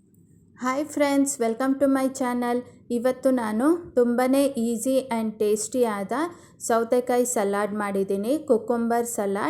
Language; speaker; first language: Kannada; native; Kannada